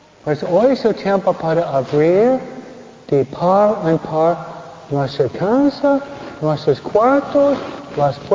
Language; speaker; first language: Spanish; non-native, fluent; English